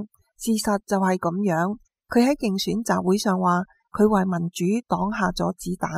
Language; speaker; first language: Chinese; non-native, local second language; Cantonese